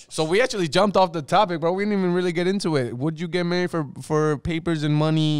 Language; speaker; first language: English; early bilingual, other home language; Spanish